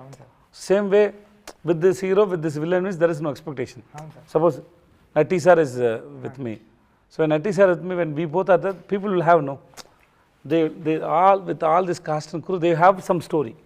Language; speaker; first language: Telugu; non-native, local second language; Tamil